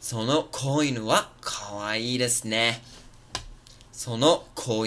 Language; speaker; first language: Japanese; non-native, fluent; English